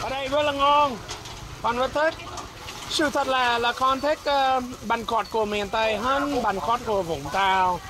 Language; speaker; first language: Vietnamese; non-native, learner; English